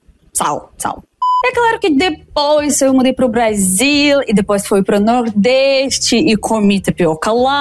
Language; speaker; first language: Portuguese; non-native, fluent; Russian